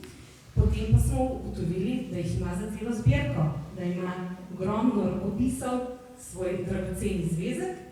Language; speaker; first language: Slovenian; native; Slovenian